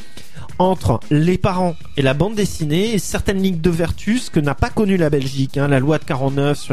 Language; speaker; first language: French; native; French